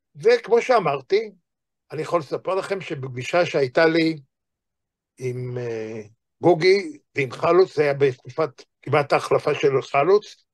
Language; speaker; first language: Hebrew; native; Hebrew